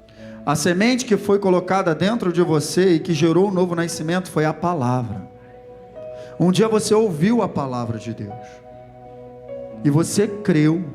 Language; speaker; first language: Portuguese; native; Portuguese